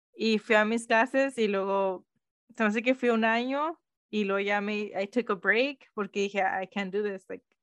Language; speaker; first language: Spanish; early bilingual, heritage; Spanish